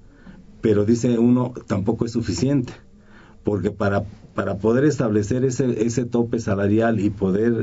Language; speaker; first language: Spanish; native; Spanish